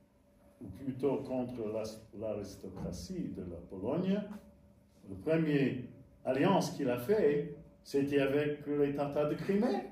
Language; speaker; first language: French; non-native, fluent; English